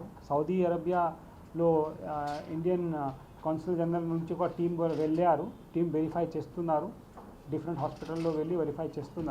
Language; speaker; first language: Telugu; non-native, local second language; Hindi